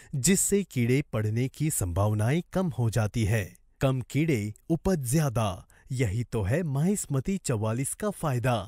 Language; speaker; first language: Hindi; native; Hindi